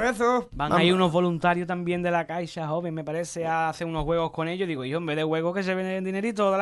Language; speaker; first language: Spanish; native; Spanish